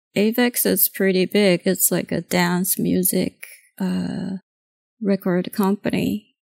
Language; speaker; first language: English; non-native, fluent; Japanese